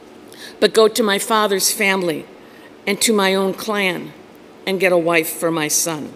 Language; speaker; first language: English; native; English